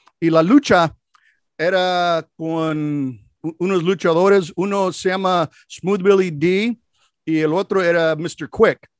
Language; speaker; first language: Spanish; non-native, learner; English